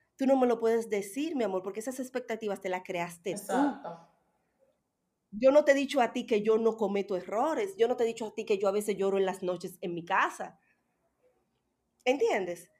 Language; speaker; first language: Spanish; native; Spanish